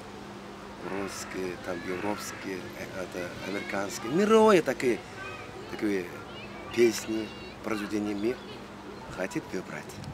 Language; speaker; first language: Russian; non-native, learner; Mongolian